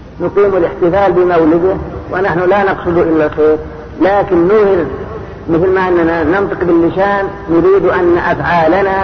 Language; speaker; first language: Arabic; native; Arabic